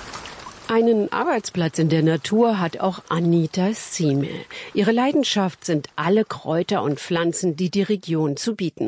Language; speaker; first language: German; native; German